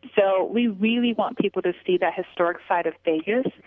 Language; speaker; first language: English; native; English